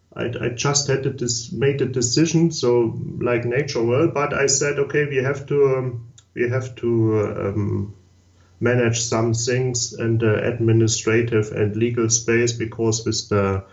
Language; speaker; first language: English; non-native, learner; German